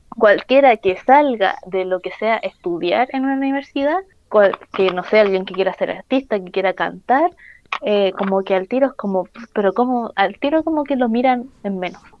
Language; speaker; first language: Spanish; native; Spanish